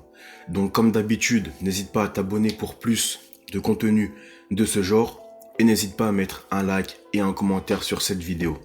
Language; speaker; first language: French; native; French